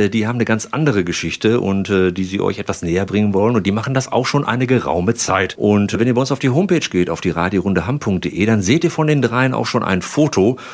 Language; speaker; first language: German; native; German